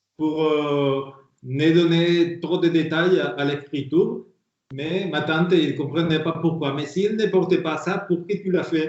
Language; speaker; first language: French; non-native, fluent; Spanish